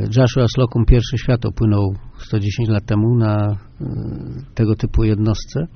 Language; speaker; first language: Polish; native; Polish